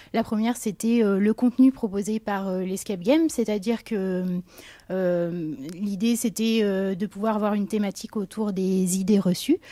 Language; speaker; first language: French; native; French